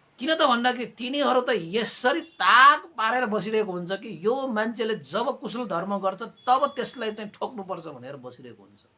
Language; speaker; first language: Nepali; non-native, local second language; Newari